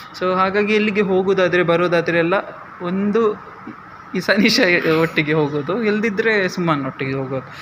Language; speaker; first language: Kannada; non-native, local second language; Tulu